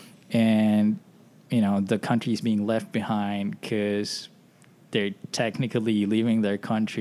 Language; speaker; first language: English; non-native, local second language; Filipino